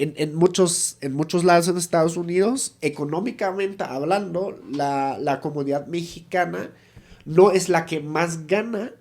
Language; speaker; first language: Spanish; native; Spanish